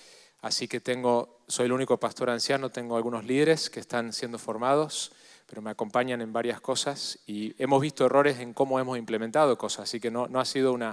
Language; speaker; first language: Spanish; native; Spanish